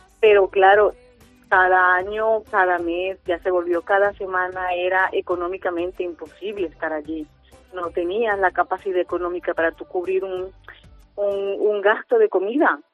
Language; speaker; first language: Spanish; native; Spanish